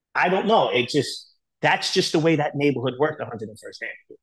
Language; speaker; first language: English; native; English